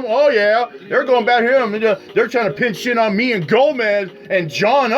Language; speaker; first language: English; native; English